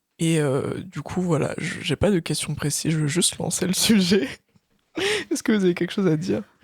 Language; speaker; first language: French; native; French